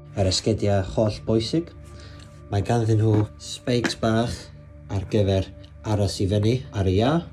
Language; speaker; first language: Welsh; non-native, local second language; English